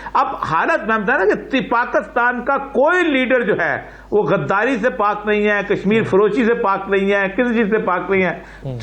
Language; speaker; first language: Urdu; non-native, local second language; Punjabi